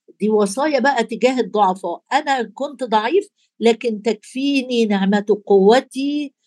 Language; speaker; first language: Arabic; native; Arabic